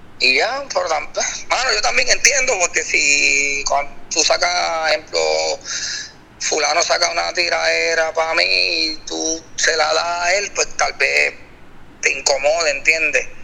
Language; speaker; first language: Spanish; native; Spanish